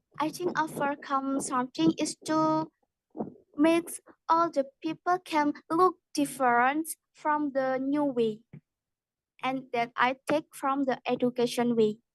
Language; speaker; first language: English; non-native, learner; Indonesian